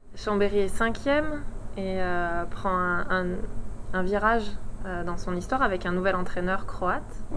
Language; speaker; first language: French; native; French